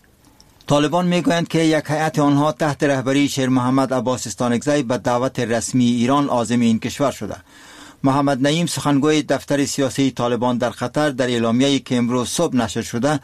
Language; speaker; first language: Persian; native; Persian